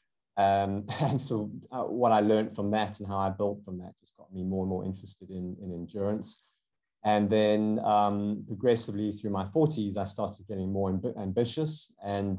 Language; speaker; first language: English; native; English